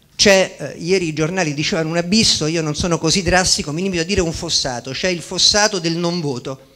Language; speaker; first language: Italian; native; Italian